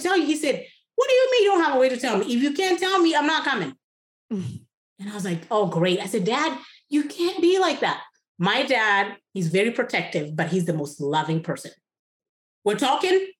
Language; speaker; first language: English; non-native, local second language; Kikuyu